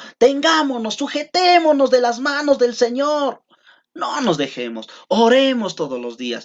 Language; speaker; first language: Spanish; native; Spanish